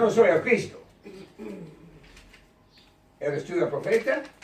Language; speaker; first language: Spanish; non-native, learner; English